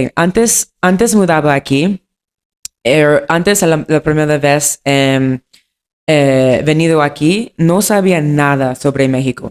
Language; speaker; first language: Spanish; non-native, learner; English